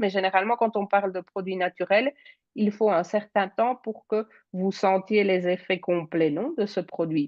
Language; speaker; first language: French; native; French